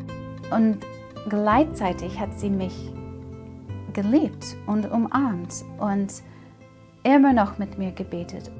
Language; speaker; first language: German; non-native, fluent; English